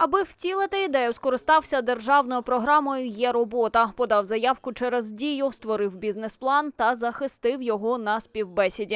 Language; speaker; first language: Ukrainian; native; Ukrainian